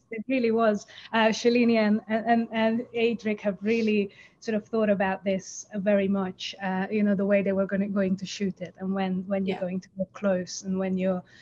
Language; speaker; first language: English; non-native, fluent; Hungarian